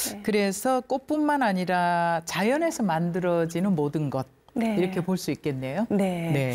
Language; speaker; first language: Korean; native; Korean